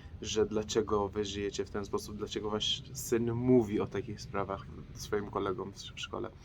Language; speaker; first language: Polish; non-native, fluent; Persian